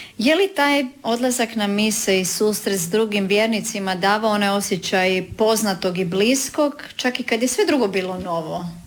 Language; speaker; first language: Croatian; native; Croatian